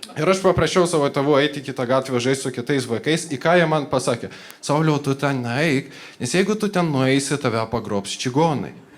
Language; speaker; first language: Lithuanian; non-native, local second language; Polish